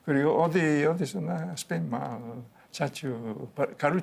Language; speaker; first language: Korean; non-native, learner; Spanish